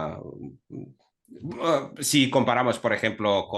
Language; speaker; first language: Spanish; non-native, fluent; Russian